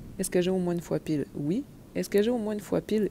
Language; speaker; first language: French; native; French